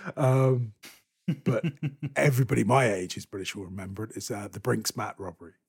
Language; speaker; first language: English; native; English